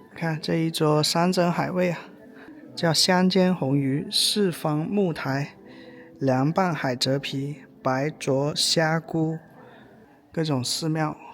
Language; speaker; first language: Chinese; native; Chinese